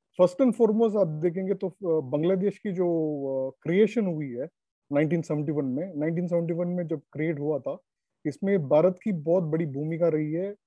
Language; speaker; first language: Hindi; non-native, local second language; Tamil